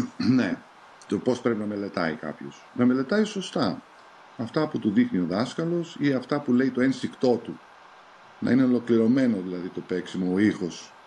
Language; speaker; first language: Greek; early bilingual, heritage; Greek